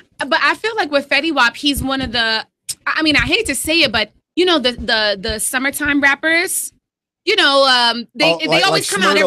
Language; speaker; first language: English; native; English